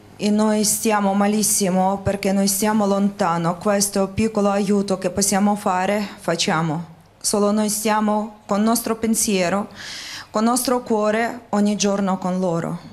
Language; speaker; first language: Italian; non-native, learner; Ukrainian